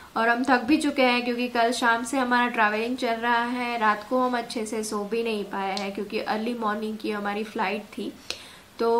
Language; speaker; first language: Hindi; non-native, local second language; Gujarati